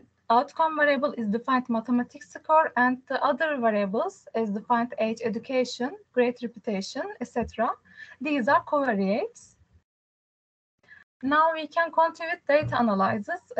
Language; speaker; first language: English; non-native, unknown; Turkish